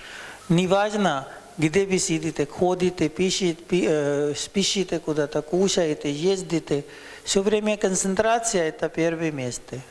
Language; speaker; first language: Russian; non-native, learner; Hindi